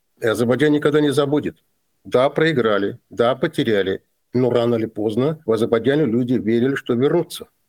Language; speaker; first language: Russian; non-native, local second language; Azerbaijani